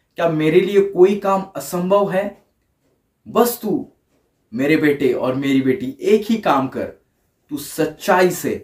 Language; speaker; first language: Hindi; non-native, local second language; Marathi